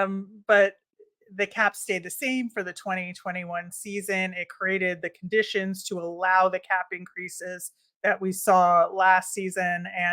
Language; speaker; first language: English; native; English